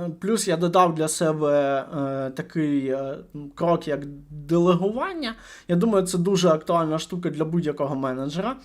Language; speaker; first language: Ukrainian; non-native, local second language; Russian